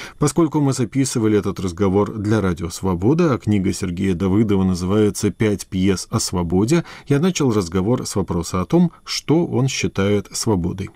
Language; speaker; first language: Russian; native; Russian